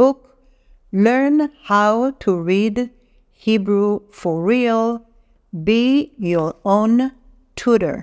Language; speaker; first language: English; non-native, fluent; Hebrew